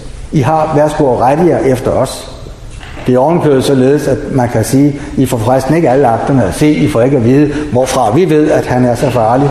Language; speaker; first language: Danish; native; Danish